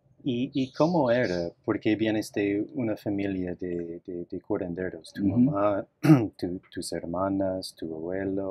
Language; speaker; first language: Spanish; non-native, fluent; English